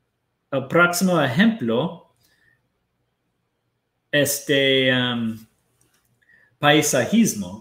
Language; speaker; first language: Spanish; non-native, fluent; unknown